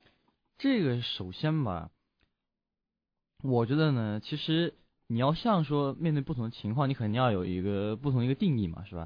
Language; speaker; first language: Chinese; native; Chinese